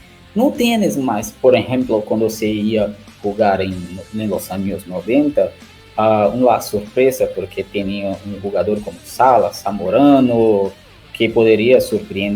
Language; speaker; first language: Spanish; non-native, learner; Portuguese